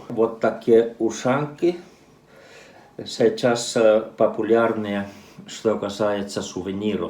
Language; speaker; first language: Russian; non-native, fluent; Finnish